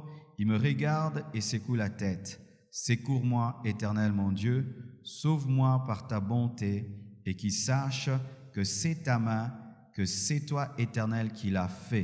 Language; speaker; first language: French; non-native, local second language; Lingala